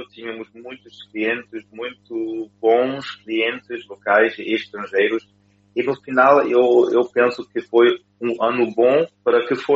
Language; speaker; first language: Portuguese; non-native, fluent; German